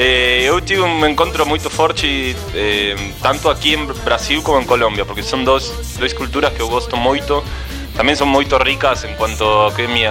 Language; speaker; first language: Portuguese; non-native, fluent; Spanish